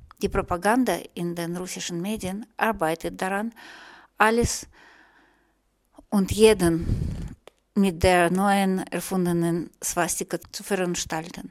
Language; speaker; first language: German; non-native, fluent; Russian